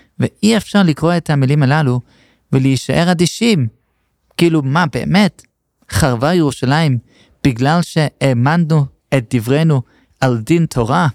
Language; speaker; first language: Hebrew; non-native, fluent; English